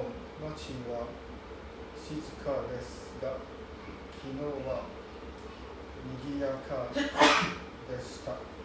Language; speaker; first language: Japanese; non-native, learner; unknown